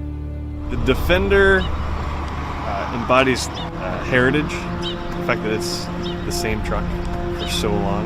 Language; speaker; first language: English; native; English